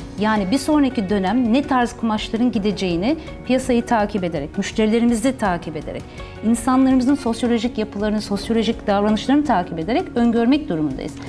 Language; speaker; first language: Turkish; early bilingual, heritage; Turkish